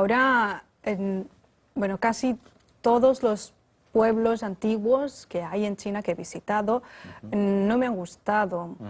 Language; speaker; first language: Spanish; non-native, fluent; Chinese